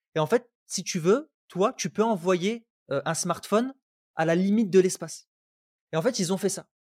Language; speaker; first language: French; non-native, local second language; Arabic